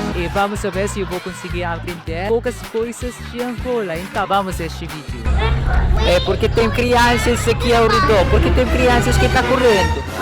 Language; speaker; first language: Portuguese; non-native, fluent; Filipino